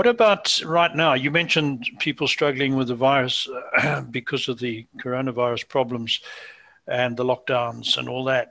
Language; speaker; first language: English; native; English